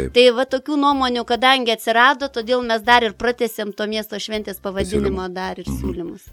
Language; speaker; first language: Lithuanian; native; Lithuanian